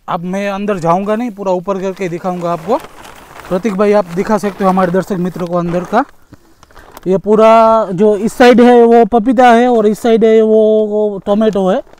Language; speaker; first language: Hindi; non-native, local second language; Gujarati